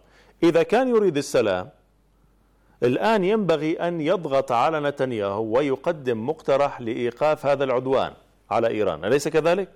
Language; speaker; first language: Arabic; native; Arabic